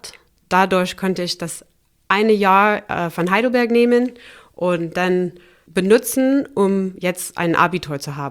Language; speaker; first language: German; non-native, fluent; English